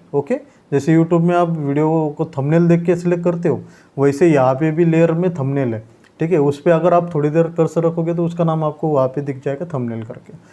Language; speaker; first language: Hindi; non-native, local second language; Marathi